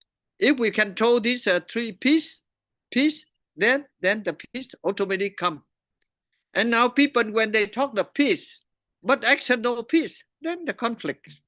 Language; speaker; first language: English; non-native, learner; Vietnamese